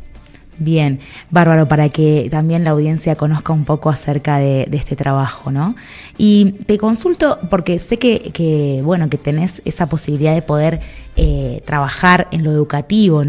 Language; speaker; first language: Spanish; native; Spanish